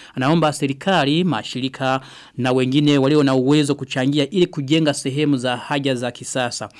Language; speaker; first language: Swahili; non-native, local second language; Rundi